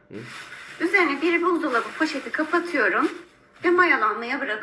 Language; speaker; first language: Turkish; native; Turkish